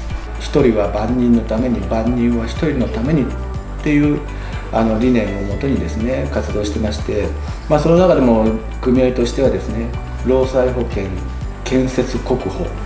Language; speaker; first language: Japanese; native; Japanese